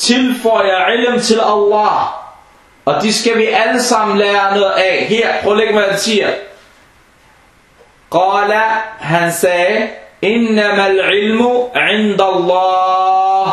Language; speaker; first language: Danish; non-native, fluent; Arabic